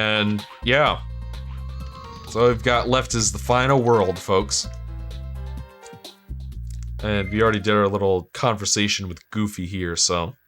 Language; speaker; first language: English; native; English